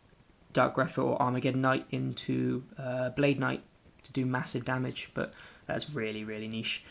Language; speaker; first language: English; native; English